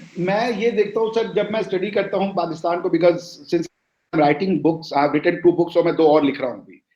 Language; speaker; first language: Hindi; native; Hindi